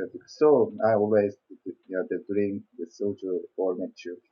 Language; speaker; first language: English; non-native, learner; Korean